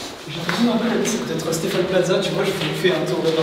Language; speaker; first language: French; native; French